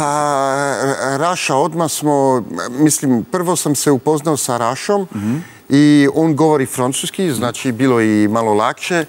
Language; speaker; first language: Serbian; early bilingual, heritage; French